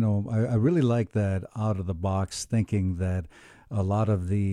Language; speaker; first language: English; native; English